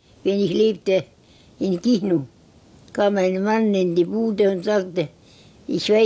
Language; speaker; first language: German; non-native, learner; Estonian